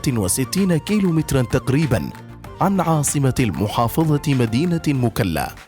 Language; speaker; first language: Arabic; native; Arabic